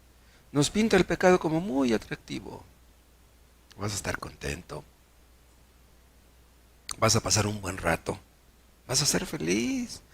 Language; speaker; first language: Spanish; native; Spanish